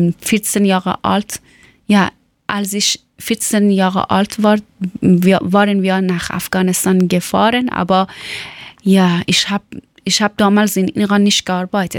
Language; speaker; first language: German; non-native, learner; Persian